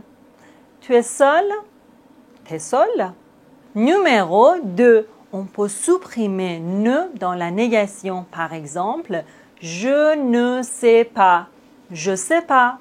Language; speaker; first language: French; native; French